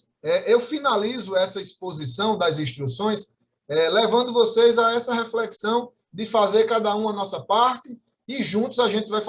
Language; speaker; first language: Portuguese; native; Portuguese